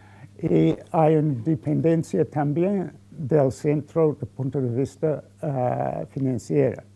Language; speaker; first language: Spanish; non-native, fluent; English